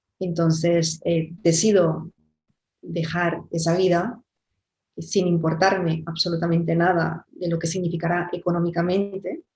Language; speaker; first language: Spanish; native; Spanish